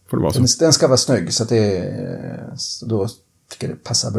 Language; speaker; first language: Swedish; native; Swedish